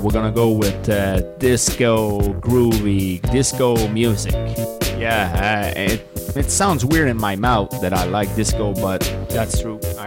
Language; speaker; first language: English; non-native, fluent; French